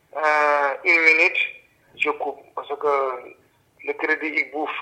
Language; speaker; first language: French; non-native, local second language; Wolof